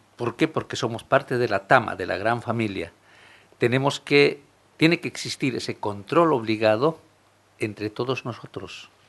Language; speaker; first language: Spanish; non-native, local second language; Aymara